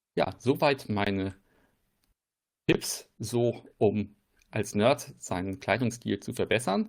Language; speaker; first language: German; native; German